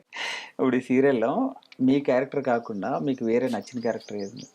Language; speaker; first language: Telugu; native; Telugu